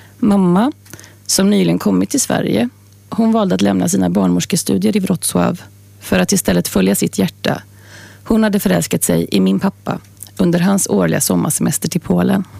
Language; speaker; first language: Swedish; native; Swedish